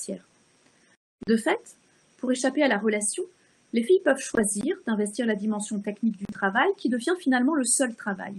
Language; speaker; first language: French; native; French